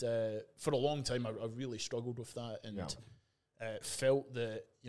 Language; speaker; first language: English; native; English